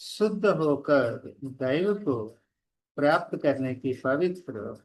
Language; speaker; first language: Hindi; non-native, local second language; Telugu